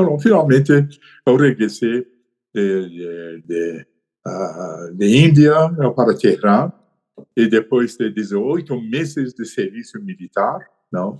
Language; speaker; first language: Spanish; non-native, fluent; Persian